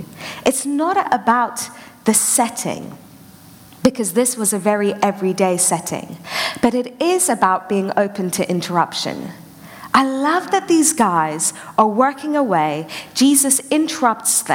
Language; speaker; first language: English; native; English